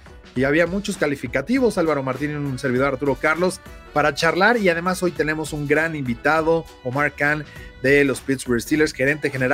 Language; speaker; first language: Spanish; native; Spanish